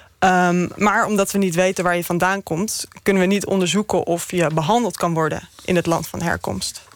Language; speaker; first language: Dutch; native; Dutch